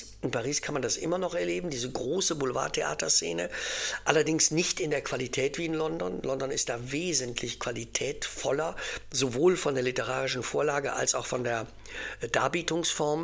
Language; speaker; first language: German; native; German